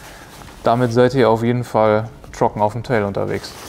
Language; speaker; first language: German; native; German